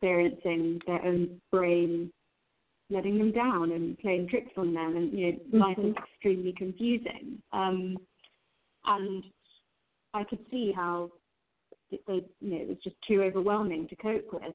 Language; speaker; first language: English; native; English